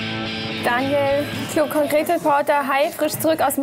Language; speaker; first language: German; native; German